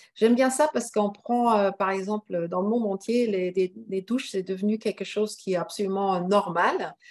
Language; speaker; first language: French; non-native, fluent; German